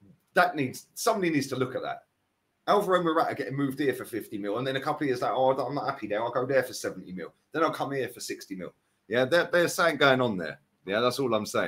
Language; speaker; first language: English; native; English